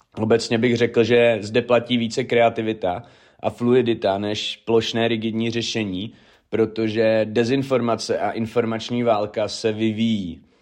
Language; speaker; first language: Czech; native; Czech